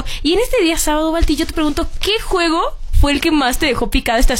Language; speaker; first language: Spanish; native; Spanish